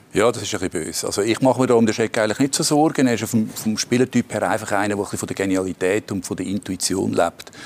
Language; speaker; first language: German; native; German